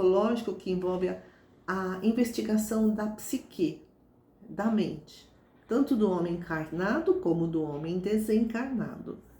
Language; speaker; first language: Portuguese; native; Portuguese